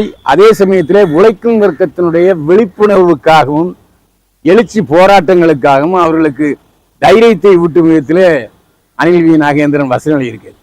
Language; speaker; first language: Tamil; native; Tamil